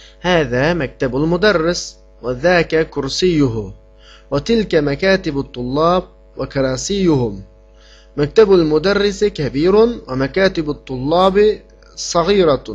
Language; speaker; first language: Arabic; non-native, fluent; Uyghur